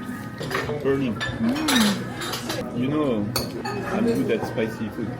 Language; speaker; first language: English; non-native, fluent; French